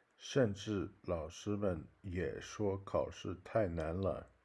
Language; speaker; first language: Chinese; non-native, learner; English